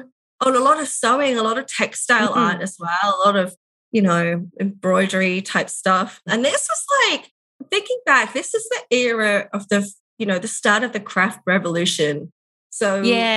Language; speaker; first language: English; native; English